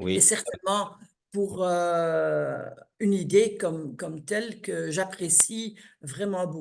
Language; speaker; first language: French; non-native, local second language; Dutch